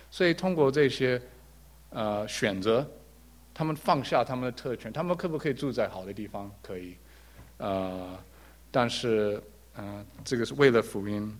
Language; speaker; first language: Chinese; early bilingual, heritage; English